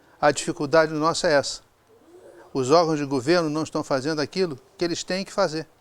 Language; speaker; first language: Portuguese; native; Portuguese